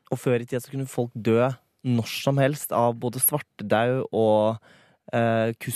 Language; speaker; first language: Norwegian; native; Norwegian